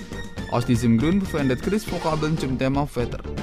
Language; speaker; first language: German; non-native, fluent; Indonesian